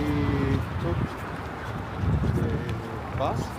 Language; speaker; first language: English; non-native, learner; Spanish